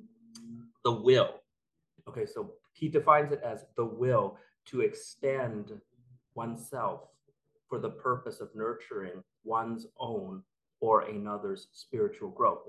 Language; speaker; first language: English; native; English